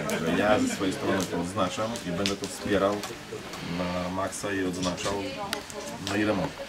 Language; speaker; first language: Polish; non-native, fluent; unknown